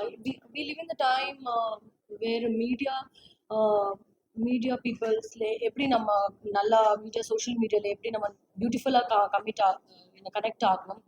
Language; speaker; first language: Tamil; non-native, fluent; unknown